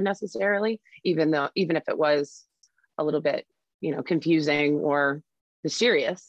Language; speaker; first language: English; native; English